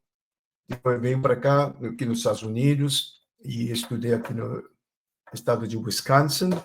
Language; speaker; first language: Portuguese; non-native, fluent; Chinese